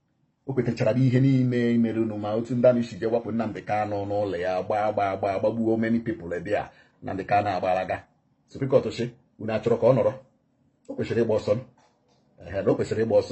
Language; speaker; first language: Igbo; native; Igbo